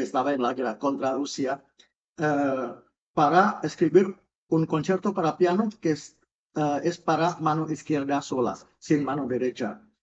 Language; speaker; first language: Spanish; non-native, fluent; Indonesian